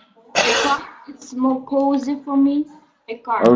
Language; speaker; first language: English; non-native, learner; Russian